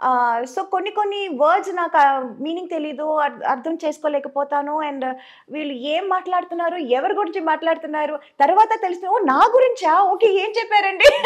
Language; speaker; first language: Telugu; non-native, local second language; Tamil